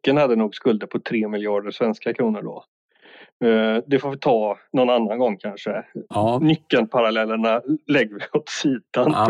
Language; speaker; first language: Swedish; native; Swedish